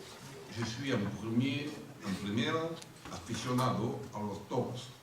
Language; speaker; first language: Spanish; non-native, learner; French